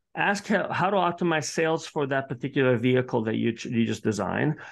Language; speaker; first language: English; early bilingual, other home language; Italian